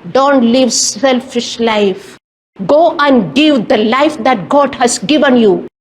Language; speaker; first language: English; non-native, local second language; Kannada